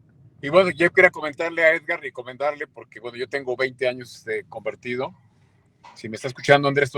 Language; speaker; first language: Spanish; native; Spanish